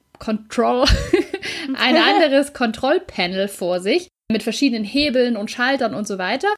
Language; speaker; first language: German; native; German